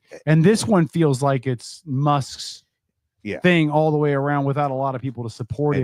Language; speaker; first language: English; native; English